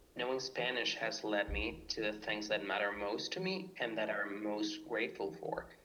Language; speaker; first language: English; non-native, fluent; Spanish